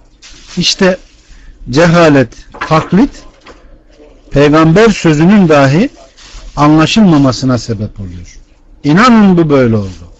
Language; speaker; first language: Turkish; native; Turkish